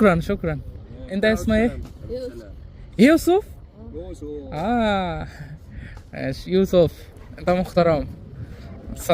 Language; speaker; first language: Arabic; non-native, learner; Bangla